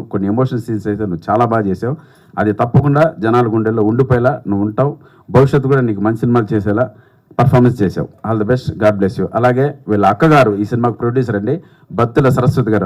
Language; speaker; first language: Telugu; native; Telugu